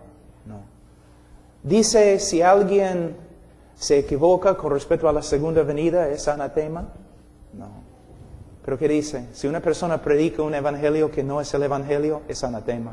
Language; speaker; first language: Spanish; non-native, fluent; English